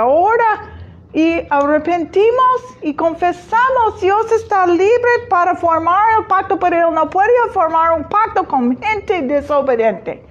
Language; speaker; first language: Spanish; non-native, fluent; English